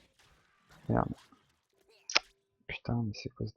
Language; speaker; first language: French; native; French